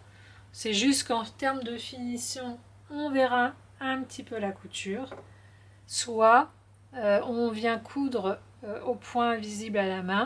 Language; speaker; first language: French; native; French